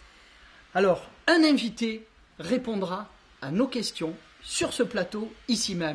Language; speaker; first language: French; native; French